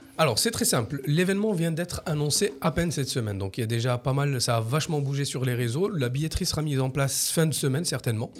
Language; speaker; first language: French; native; French